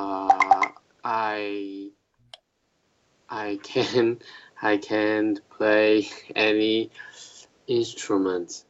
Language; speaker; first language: English; non-native, learner; Chinese